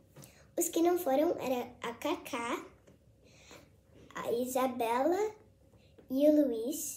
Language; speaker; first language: Portuguese; early bilingual, heritage; Portuguese